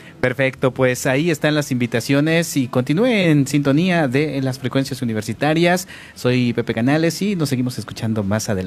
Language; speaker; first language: Spanish; native; Spanish